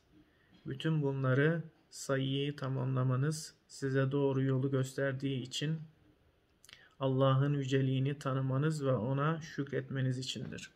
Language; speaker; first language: Turkish; native; Turkish